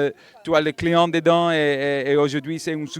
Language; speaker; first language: French; non-native, learner; English